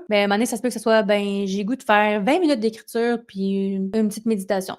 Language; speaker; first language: French; native; French